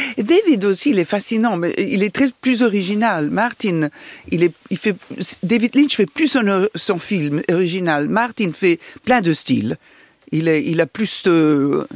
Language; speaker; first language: French; non-native, fluent; Italian